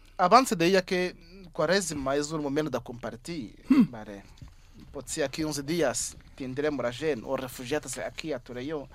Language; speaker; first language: Catalan; non-native, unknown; Kinyarwanda